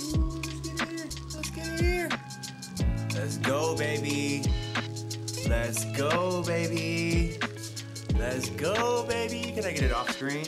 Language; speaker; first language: English; native; English